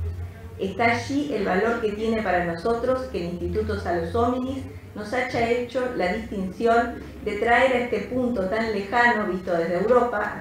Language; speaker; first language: Spanish; native; Spanish